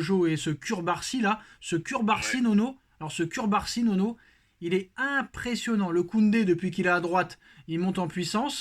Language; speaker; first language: French; native; French